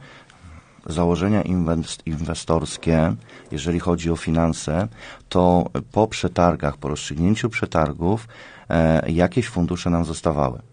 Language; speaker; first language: Polish; native; Polish